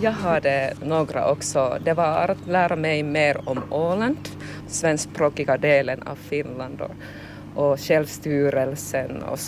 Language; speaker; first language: Swedish; non-native, local second language; Finnish